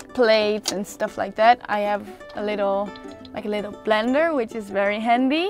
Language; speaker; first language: English; non-native, fluent; Dutch